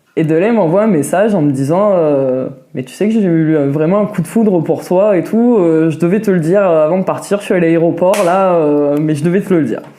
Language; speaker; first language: French; native; French